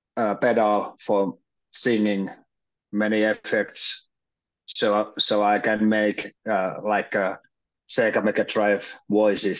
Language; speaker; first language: English; non-native, learner; Finnish